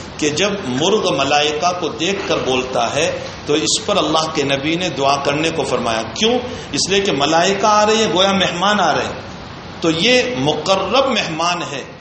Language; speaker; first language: Urdu; native; Urdu